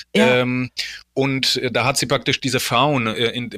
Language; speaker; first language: German; early bilingual, other home language; Polish